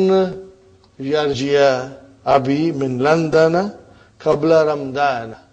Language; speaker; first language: Arabic; non-native, fluent; Urdu